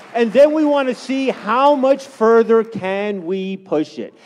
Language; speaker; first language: English; native; English